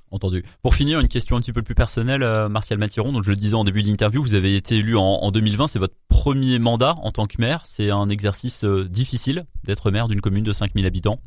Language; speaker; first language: French; native; French